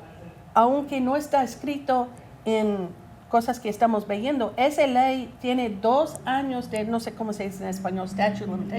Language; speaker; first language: Spanish; non-native, learner; English